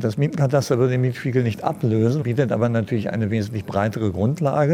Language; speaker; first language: German; native; German